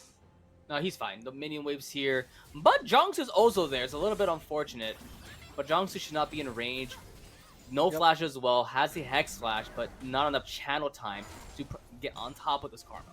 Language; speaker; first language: English; native; English